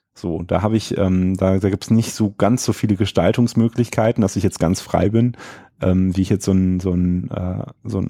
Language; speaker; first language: German; native; German